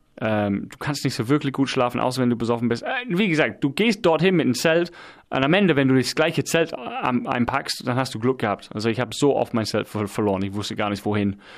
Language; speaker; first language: German; non-native, fluent; English